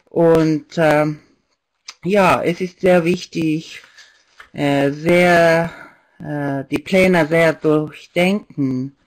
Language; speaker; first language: German; non-native, fluent; Estonian